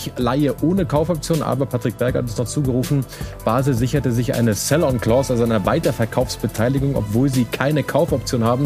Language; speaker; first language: German; native; German